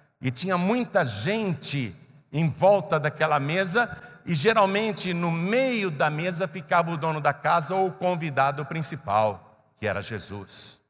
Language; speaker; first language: Portuguese; native; Portuguese